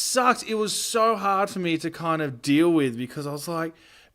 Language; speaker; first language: English; native; English